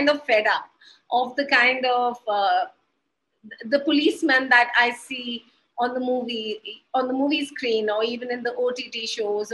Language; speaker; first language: English; non-native, local second language; Hindi